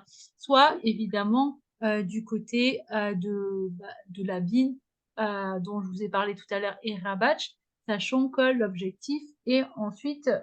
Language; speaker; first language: French; native; French